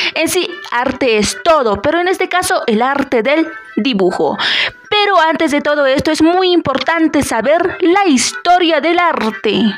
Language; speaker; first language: Spanish; native; Spanish